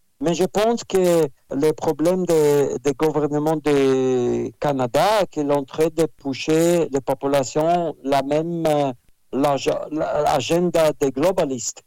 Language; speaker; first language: French; non-native, fluent; Russian